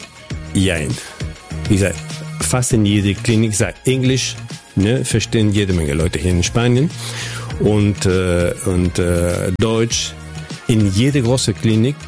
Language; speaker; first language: German; non-native, fluent; Spanish